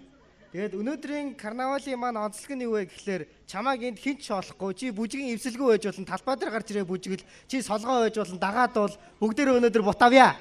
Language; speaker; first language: Mongolian; native; Mongolian